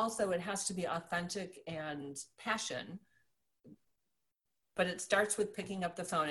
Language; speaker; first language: English; native; English